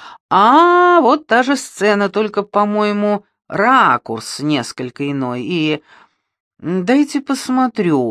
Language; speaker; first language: Russian; native; Russian